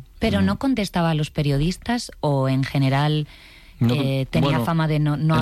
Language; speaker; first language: Spanish; native; Spanish